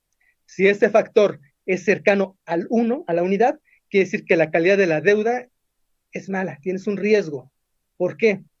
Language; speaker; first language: Spanish; native; Spanish